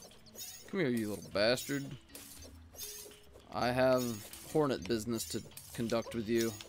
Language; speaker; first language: English; native; English